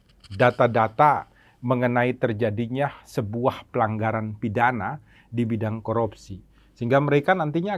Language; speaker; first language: Indonesian; native; Indonesian